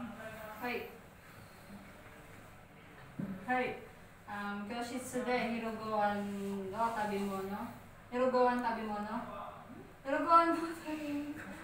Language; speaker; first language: Japanese; non-native, learner; Filipino